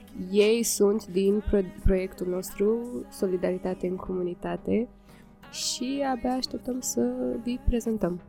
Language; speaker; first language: Romanian; native; Romanian